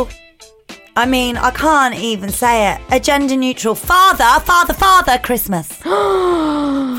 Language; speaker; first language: English; native; English